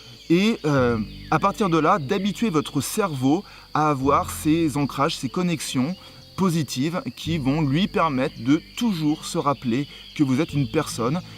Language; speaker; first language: French; native; French